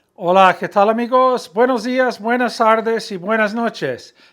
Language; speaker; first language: Spanish; non-native, fluent; English